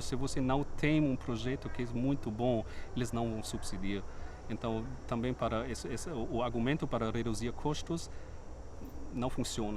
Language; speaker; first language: Portuguese; non-native, fluent; German